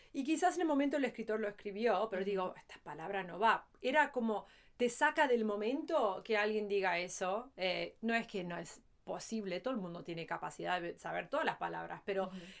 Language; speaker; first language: Spanish; early bilingual, heritage; Spanish